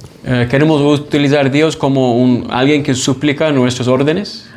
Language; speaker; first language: Spanish; non-native, fluent; English